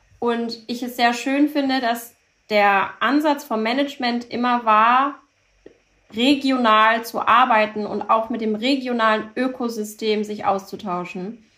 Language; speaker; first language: German; early bilingual, other home language; Turkish